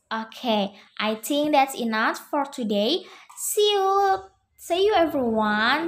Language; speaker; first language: English; non-native, learner; Indonesian